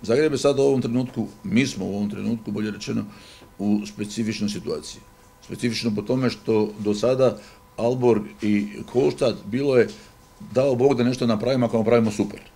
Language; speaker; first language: Croatian; native; Croatian